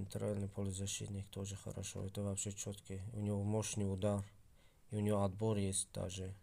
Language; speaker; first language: Russian; non-native, fluent; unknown